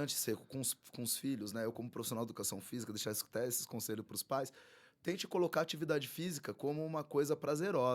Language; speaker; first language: Portuguese; native; Portuguese